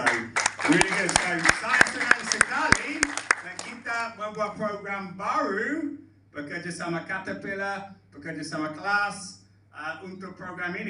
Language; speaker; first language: Indonesian; non-native, learner; English